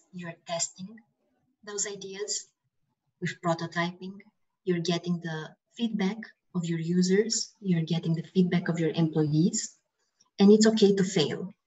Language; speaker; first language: English; non-native, fluent; Romanian